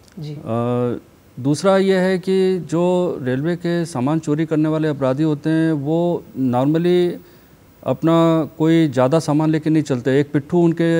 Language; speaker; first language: Hindi; native; Hindi